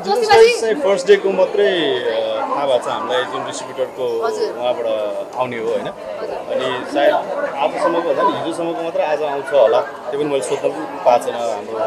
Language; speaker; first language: Nepali; native; Nepali